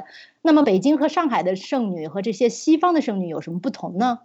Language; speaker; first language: Chinese; native; Chinese